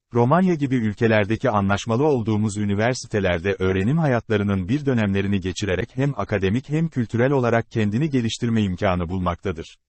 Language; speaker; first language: Turkish; native; Turkish